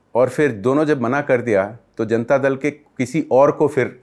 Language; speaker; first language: Hindi; non-native, local second language; Odia